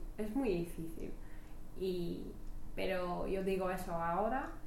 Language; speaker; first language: Spanish; non-native, learner; French